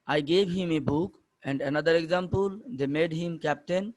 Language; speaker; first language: English; non-native, local second language; Bangla